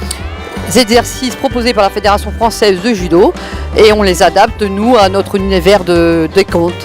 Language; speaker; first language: French; native; French